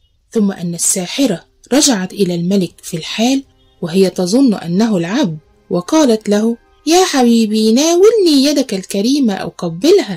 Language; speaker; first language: Arabic; native; Arabic